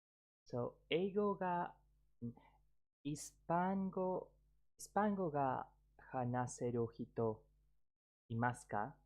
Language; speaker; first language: Japanese; non-native, learner; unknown